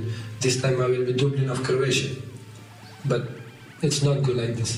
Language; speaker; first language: English; non-native, learner; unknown